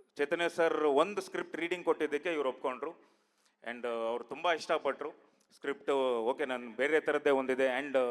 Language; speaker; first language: Kannada; native; Kannada